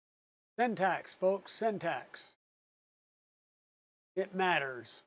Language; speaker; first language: English; native; English